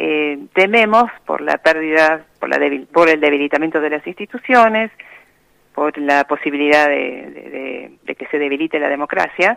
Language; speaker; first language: Spanish; native; Spanish